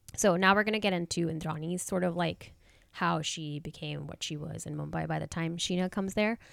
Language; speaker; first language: English; non-native, local second language; Hindi